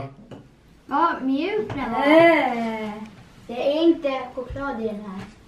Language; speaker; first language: Swedish; native; Swedish